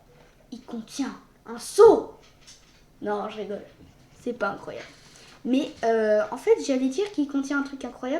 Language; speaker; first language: French; native; French